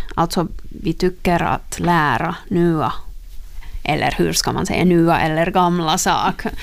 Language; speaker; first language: Swedish; non-native, local second language; Finnish